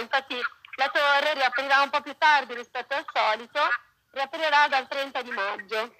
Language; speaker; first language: Italian; native; Italian